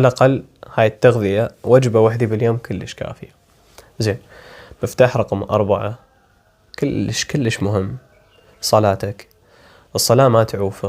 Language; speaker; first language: Arabic; native; Arabic